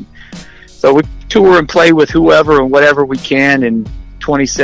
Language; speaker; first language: English; native; English